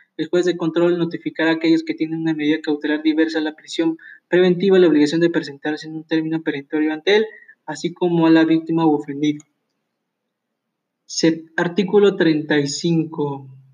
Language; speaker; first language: Spanish; native; Spanish